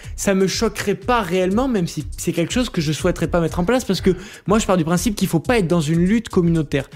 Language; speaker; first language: French; native; French